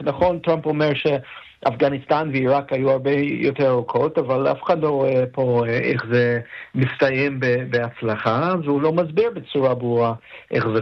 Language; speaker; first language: Hebrew; non-native, fluent; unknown